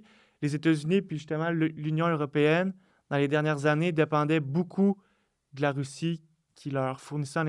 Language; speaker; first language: French; native; French